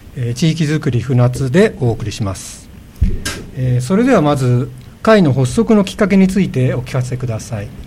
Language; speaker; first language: Japanese; native; Japanese